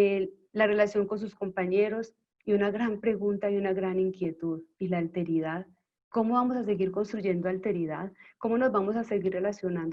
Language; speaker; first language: Spanish; native; Spanish